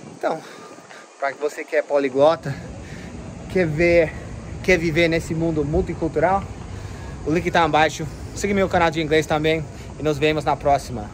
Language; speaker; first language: Portuguese; non-native, fluent; English